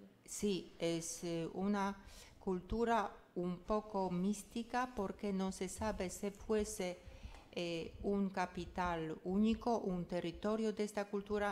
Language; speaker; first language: Spanish; non-native, fluent; Polish